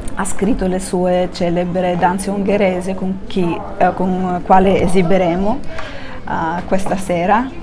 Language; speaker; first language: Italian; non-native, fluent; Bulgarian